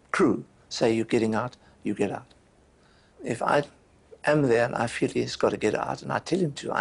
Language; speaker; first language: English; native; English